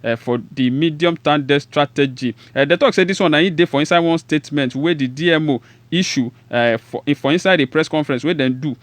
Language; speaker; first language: Nigerian Pidgin; non-native, local second language; Yoruba